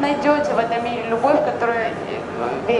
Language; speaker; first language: Russian; native; Russian